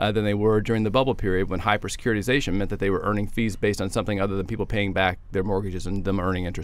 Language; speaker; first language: English; native; English